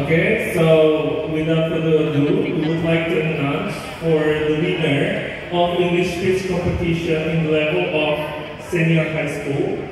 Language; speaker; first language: English; non-native, fluent; Indonesian